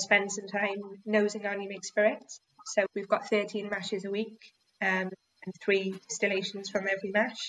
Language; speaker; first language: English; native; English